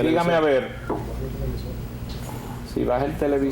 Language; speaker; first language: Spanish; native; Spanish